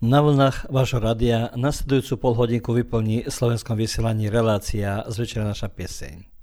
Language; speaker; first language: Slovak; early bilingual, heritage; Slovak